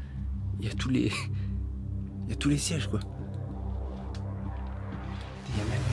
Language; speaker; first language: French; native; French